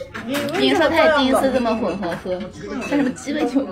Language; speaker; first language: Chinese; native; Chinese